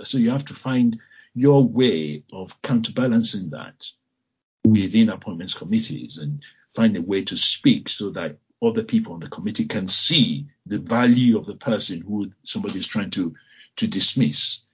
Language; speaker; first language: English; non-native, local second language; Yoruba